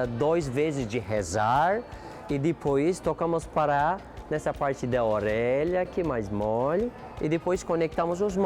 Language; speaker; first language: Portuguese; non-native, learner; Turkish